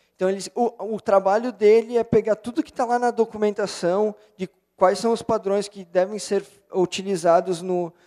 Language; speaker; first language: Portuguese; native; Portuguese